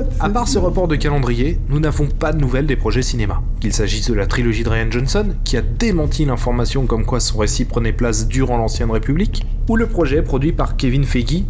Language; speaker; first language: French; native; French